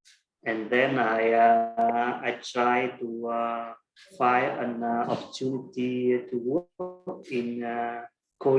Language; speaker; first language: English; non-native, learner; Vietnamese